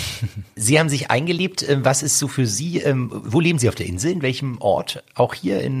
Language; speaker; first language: German; native; German